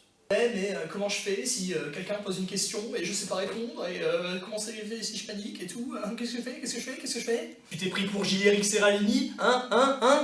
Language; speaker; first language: French; native; French